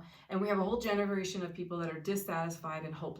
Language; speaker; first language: English; native; English